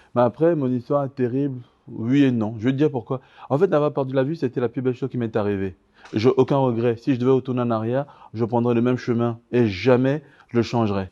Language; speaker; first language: French; early bilingual, other home language; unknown